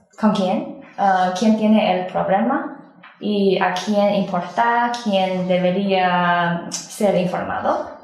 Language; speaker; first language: Spanish; non-native, learner; Chinese